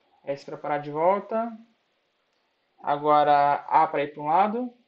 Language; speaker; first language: Portuguese; native; Portuguese